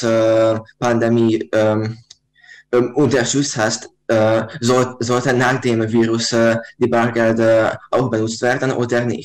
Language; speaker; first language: German; non-native, learner; Hungarian